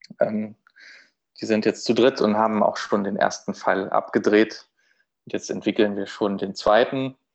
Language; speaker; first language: German; native; German